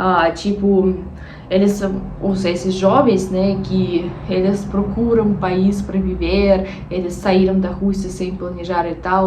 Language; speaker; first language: Portuguese; non-native, fluent; Russian